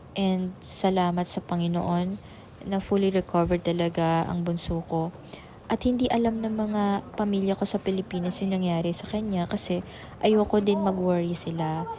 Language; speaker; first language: Filipino; native; Filipino